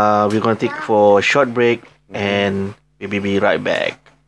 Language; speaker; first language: English; non-native, local second language; Malay